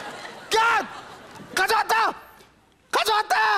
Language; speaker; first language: Korean; native; Korean